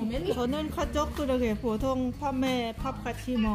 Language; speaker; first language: Korean; non-native, learner; Lao